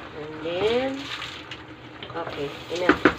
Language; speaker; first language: English; non-native, learner; Filipino